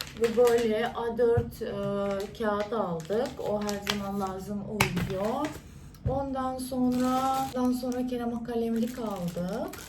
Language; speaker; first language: Turkish; non-native, fluent; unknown